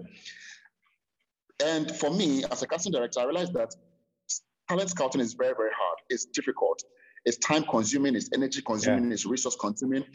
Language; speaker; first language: English; non-native, local second language; Akan